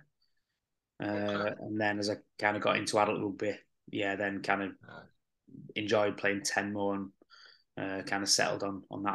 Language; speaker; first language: English; native; English